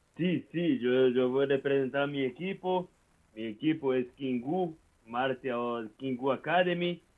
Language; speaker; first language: Spanish; non-native, learner; Portuguese